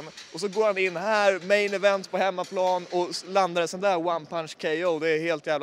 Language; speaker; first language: Swedish; native; Swedish